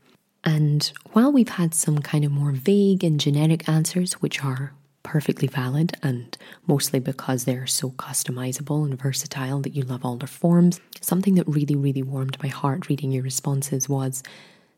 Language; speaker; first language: English; native; English